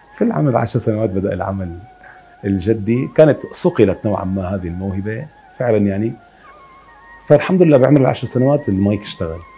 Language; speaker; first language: Arabic; native; Arabic